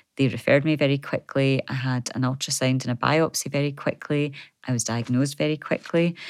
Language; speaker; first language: English; native; English